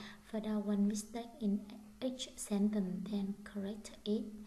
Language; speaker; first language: English; non-native, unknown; Vietnamese